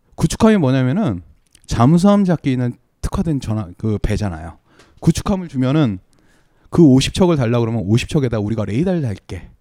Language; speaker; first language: Korean; native; Korean